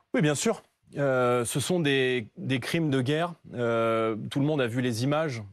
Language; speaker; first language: French; native; French